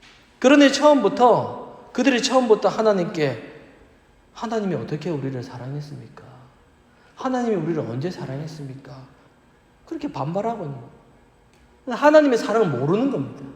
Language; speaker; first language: Korean; native; Korean